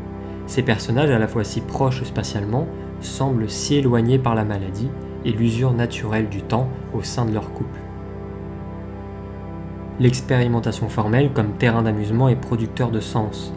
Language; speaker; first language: French; native; French